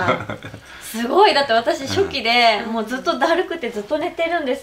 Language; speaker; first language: Japanese; native; Japanese